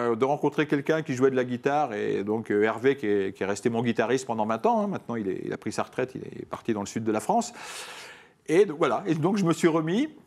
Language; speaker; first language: French; native; French